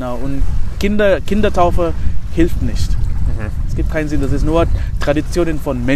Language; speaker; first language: German; non-native, fluent; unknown